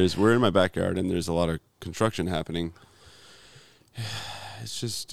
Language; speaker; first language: English; native; English